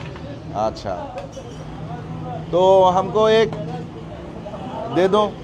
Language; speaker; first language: Hindi; non-native, learner; Bangla